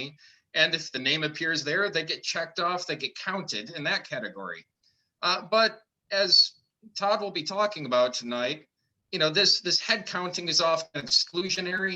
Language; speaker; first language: English; native; English